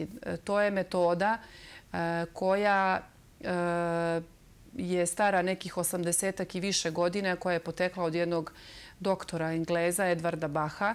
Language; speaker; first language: Serbian; native; Serbian